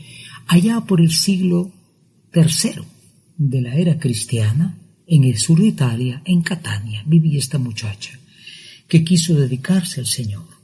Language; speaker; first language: Spanish; native; Spanish